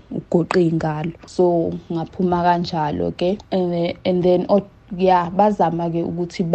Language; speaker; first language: Zulu; native; Zulu